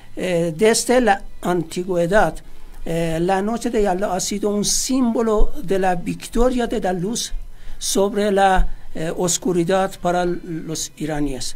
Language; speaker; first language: Spanish; non-native, fluent; Persian